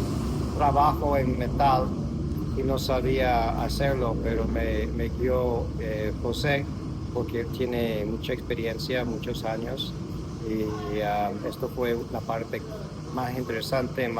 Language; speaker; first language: Spanish; non-native, fluent; English